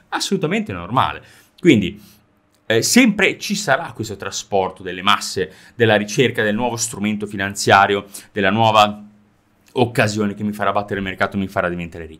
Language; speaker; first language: Italian; native; Italian